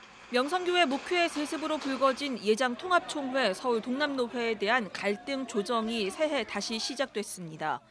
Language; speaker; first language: Korean; native; Korean